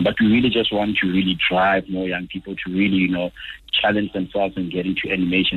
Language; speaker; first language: English; non-native, local second language; Tswana